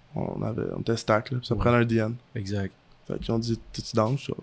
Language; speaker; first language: French; native; French